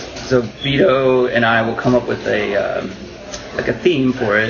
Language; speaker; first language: English; native; English